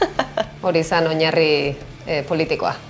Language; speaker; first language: Basque; native; Basque